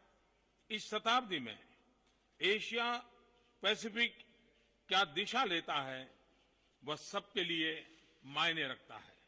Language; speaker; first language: Hindi; non-native, local second language; Gujarati